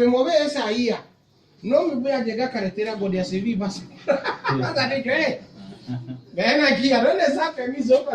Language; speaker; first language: Spanish; non-native, learner; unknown